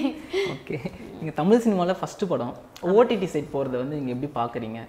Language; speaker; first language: Tamil; native; Tamil